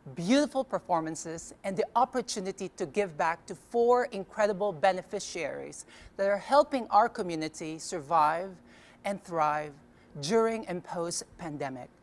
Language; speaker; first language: English; non-native, local second language; Filipino